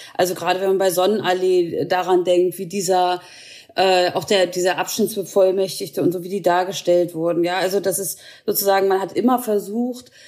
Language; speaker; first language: German; native; German